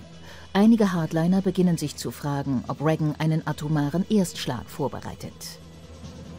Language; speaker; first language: German; native; German